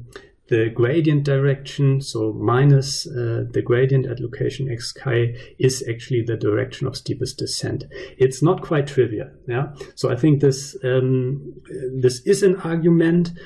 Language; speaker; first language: English; non-native, fluent; German